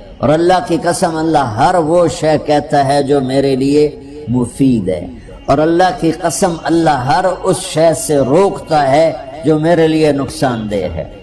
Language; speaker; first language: Urdu; non-native, local second language; Punjabi